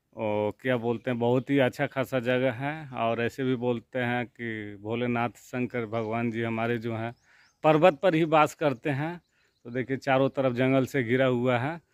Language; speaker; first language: Hindi; native; Hindi